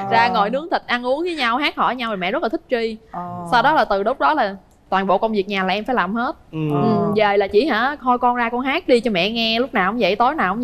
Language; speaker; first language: Vietnamese; native; Vietnamese